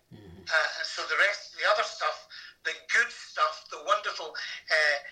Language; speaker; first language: English; native; English